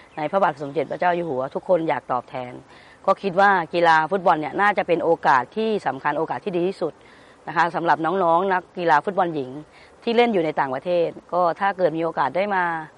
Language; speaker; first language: Thai; native; Thai